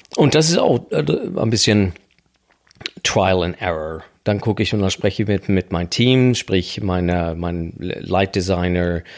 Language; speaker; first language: German; non-native, fluent; Swedish